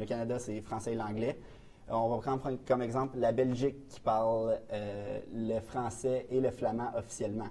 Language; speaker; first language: French; native; French